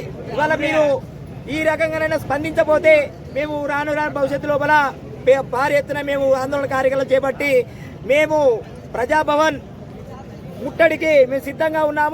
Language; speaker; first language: Telugu; native; Telugu